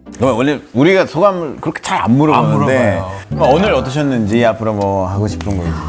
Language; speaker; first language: Korean; non-native, fluent; Spanish